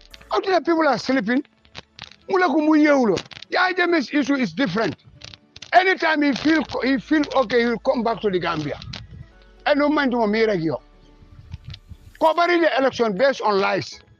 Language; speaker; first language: English; non-native, local second language; Mandingo